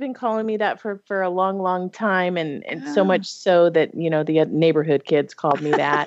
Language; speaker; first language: English; native; English